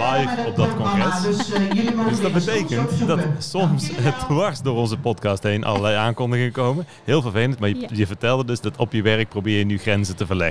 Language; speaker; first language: Dutch; native; Dutch